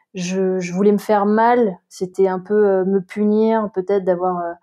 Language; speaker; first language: French; native; French